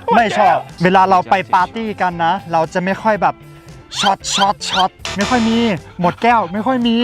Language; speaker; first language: Thai; non-native, fluent; German